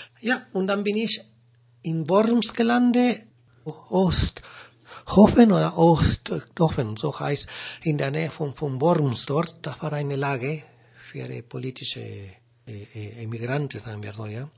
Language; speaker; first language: German; non-native, learner; Spanish